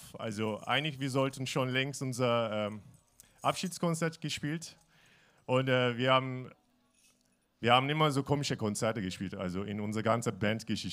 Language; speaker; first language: German; non-native, fluent; Turkish